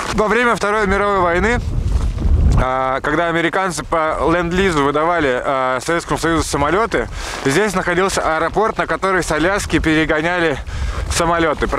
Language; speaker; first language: Russian; native; Russian